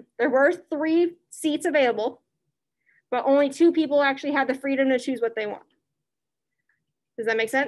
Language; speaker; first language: English; native; English